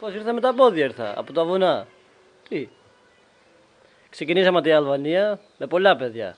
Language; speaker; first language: Greek; non-native, learner; Albanian